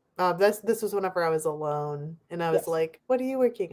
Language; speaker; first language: English; native; English